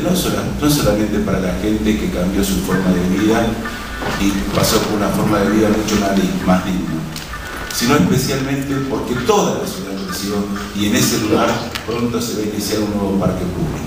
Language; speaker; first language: Spanish; native; Spanish